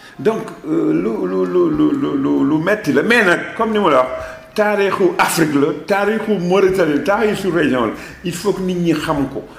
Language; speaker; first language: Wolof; non-native, local second language; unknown